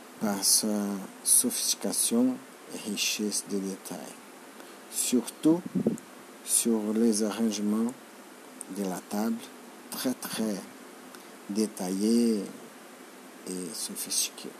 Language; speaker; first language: French; non-native, learner; Portuguese